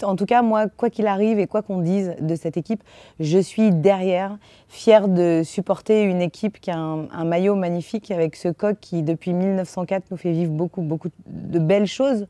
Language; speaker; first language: French; native; French